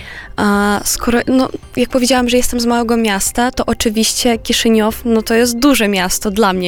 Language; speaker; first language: Polish; non-native, fluent; Romanian